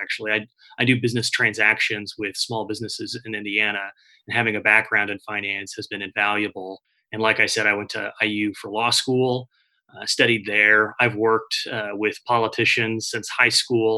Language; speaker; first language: English; native; English